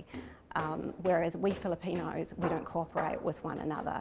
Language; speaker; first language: English; native; English